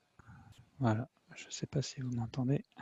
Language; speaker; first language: French; native; French